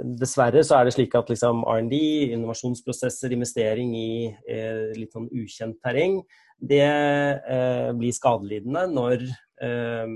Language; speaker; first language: Norwegian; native; Norwegian